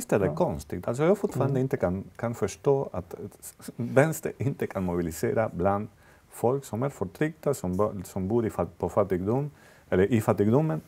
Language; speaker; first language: Swedish; non-native, fluent; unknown